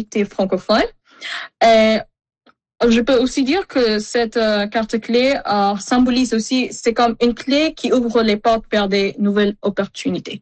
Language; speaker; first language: French; non-native, local second language; English